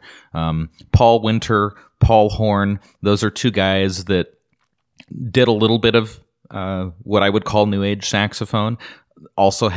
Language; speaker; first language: English; native; English